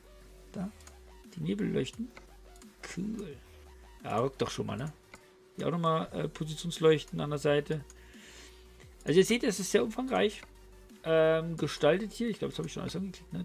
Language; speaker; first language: German; native; German